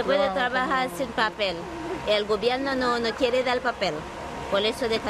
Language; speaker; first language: Spanish; non-native, learner; Haitian Creole